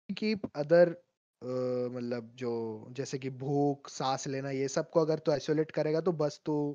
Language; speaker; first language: Hindi; non-native, local second language; Malayalam